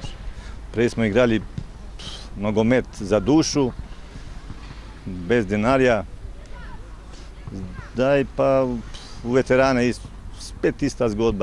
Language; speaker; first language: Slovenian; non-native, learner; Croatian